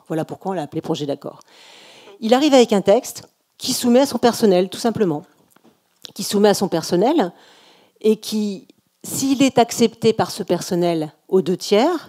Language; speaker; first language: French; native; French